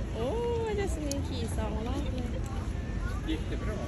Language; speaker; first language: Swedish; non-native, learner; Thai